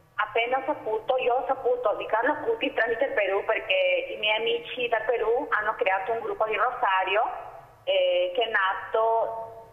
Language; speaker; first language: Italian; non-native, fluent; Spanish